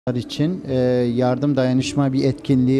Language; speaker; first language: Turkish; native; Turkish